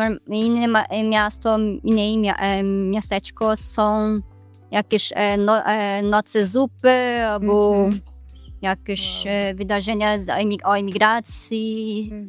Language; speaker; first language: Polish; non-native, learner; Portuguese